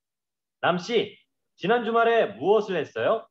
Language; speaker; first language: Korean; non-native, learner; Vietnamese